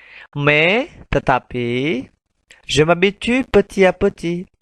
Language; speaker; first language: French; non-native, fluent; Indonesian